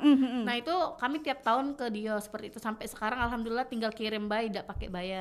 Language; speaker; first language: Indonesian; native; Indonesian